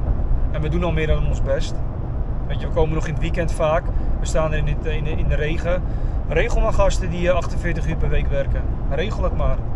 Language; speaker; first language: Dutch; native; Dutch